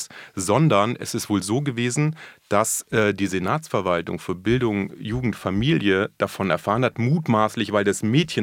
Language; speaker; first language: German; native; German